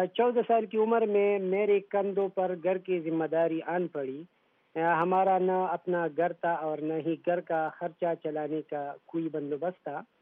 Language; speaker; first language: Urdu; non-native, local second language; Pashto